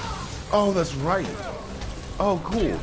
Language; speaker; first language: English; native; English